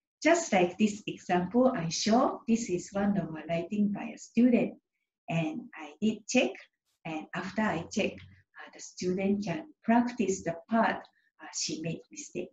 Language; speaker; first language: English; non-native, fluent; Japanese